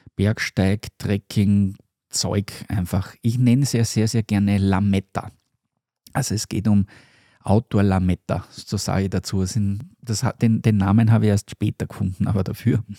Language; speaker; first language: German; native; German